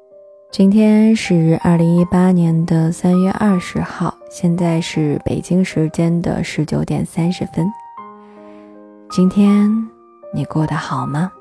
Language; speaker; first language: Chinese; native; Chinese